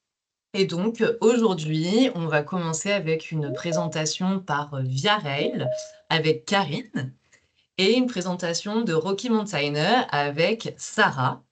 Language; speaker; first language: French; native; French